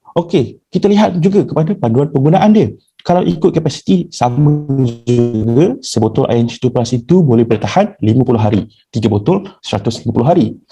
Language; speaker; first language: Malay; native; Malay